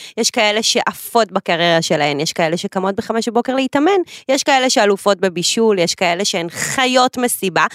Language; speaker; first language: Hebrew; native; Hebrew